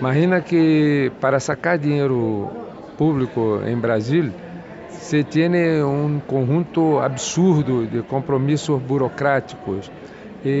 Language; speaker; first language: Spanish; non-native, fluent; Portuguese